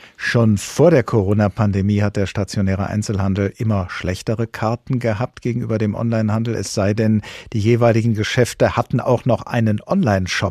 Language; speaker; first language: German; native; German